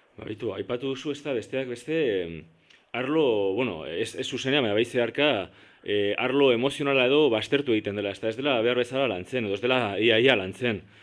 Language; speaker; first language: Basque; native; Basque